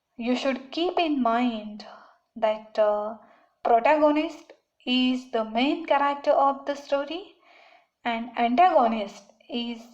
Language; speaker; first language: English; non-native, local second language; Marathi